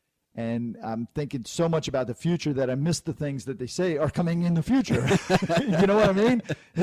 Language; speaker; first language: English; native; English